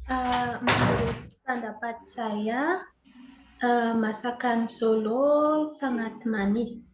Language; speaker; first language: Indonesian; non-native, learner; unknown